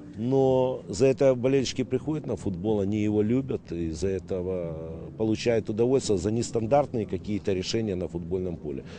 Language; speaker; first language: Russian; native; Russian